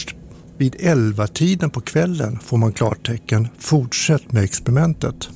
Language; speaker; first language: Swedish; native; Swedish